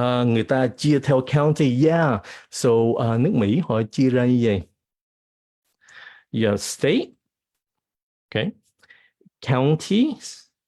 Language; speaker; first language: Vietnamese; early bilingual, heritage; Vietnamese